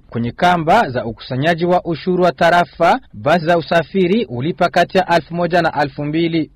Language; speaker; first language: Swahili; non-native, local second language; Rundi